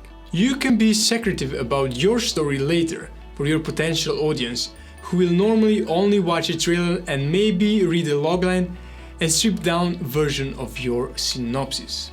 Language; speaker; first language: English; non-native, fluent; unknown